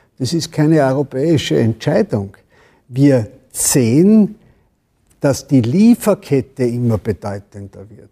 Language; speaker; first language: German; native; German